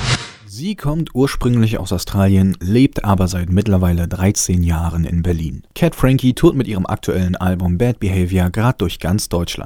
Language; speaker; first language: German; native; German